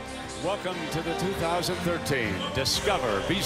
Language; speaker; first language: English; native; English